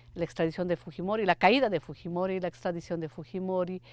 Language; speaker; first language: Spanish; native; Spanish